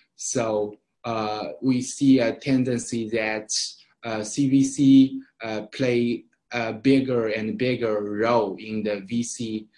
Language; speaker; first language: English; non-native, fluent; Chinese